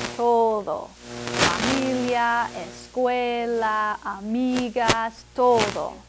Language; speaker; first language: Spanish; non-native, fluent; English